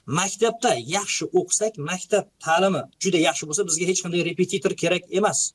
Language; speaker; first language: Uzbek; native; Uzbek